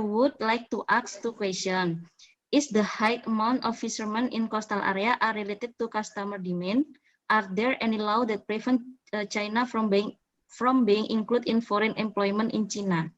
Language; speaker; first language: English; non-native, learner; Indonesian